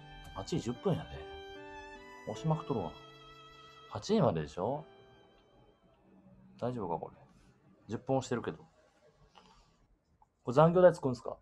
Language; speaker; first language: Japanese; native; Japanese